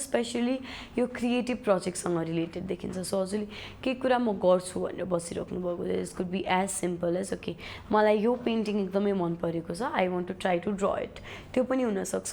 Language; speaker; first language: Nepali; native; Nepali